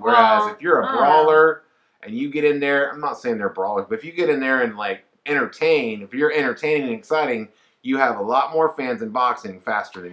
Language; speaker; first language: English; native; English